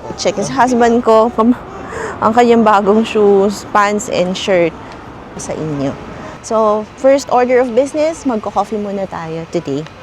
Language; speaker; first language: Filipino; native; Filipino